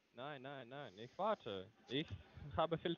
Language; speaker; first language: German; non-native, learner; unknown